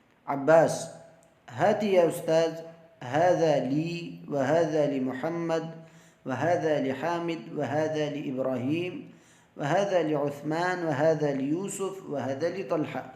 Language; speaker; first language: Arabic; non-native, fluent; Urdu